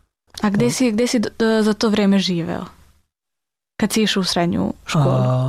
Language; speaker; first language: Serbian; native; Serbian